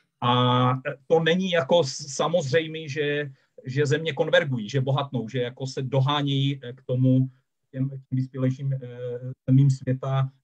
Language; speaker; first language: Czech; native; Czech